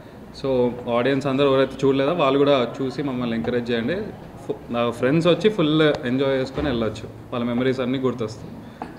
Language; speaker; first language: Telugu; native; Telugu